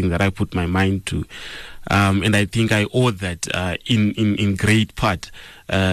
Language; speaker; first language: English; non-native, local second language; Shona